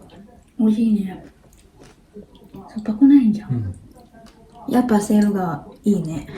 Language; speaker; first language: Japanese; non-native, fluent; Filipino